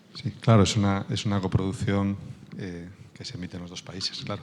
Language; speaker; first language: Spanish; native; Spanish